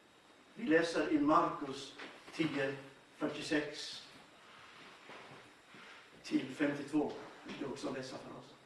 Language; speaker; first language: Swedish; non-native, fluent; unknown